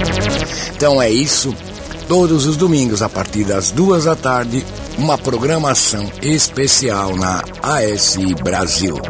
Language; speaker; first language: Portuguese; native; Portuguese